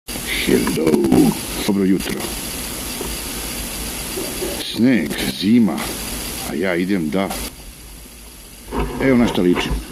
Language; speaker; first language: Serbian; native; Serbian